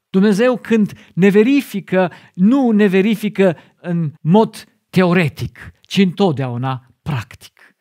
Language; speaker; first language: Romanian; non-native, fluent; German